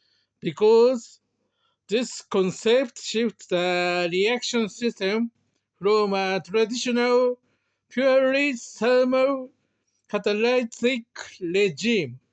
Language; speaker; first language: English; non-native, learner; Japanese